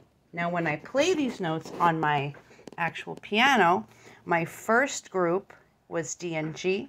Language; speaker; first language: English; native; English